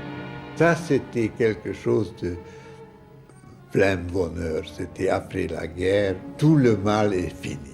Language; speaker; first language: French; non-native, fluent; Hungarian